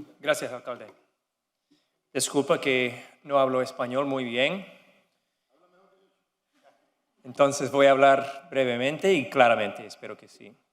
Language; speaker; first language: Spanish; non-native, learner; English